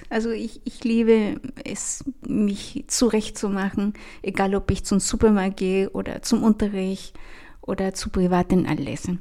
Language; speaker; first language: German; non-native, fluent; Spanish